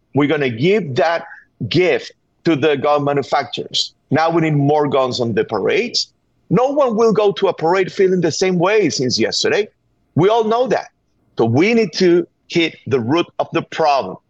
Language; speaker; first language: English; non-native, fluent; Spanish